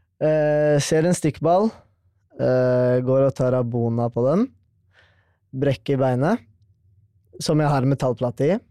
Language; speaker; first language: Norwegian; early bilingual, other home language; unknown